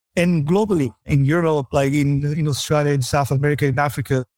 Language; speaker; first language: English; non-native, fluent; French